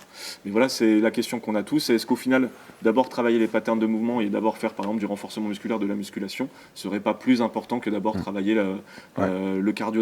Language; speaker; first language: French; native; French